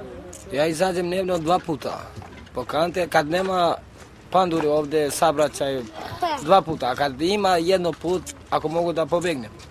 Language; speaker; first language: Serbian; non-native, local second language; Romany